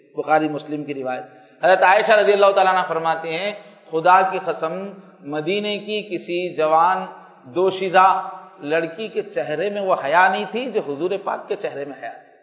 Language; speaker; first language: Urdu; native; Urdu